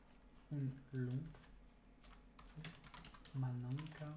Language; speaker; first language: Romanian; non-native, learner; French